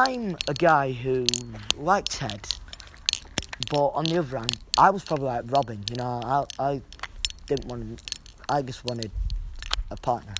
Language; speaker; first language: English; native; English